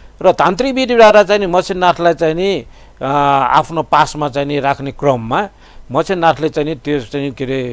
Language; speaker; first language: Nepali; non-native, local second language; Newari